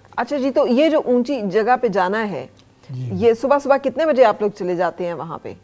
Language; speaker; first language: Urdu; native; Urdu